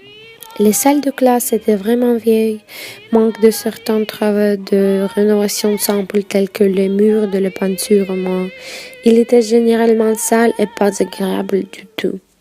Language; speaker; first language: French; non-native, fluent; Russian